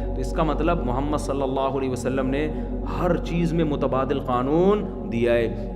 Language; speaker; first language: Urdu; native; Urdu